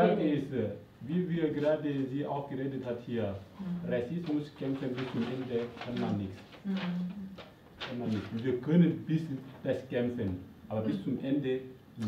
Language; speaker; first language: German; non-native, learner; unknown